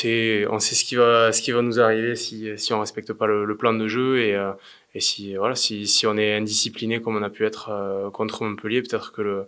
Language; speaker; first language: French; native; French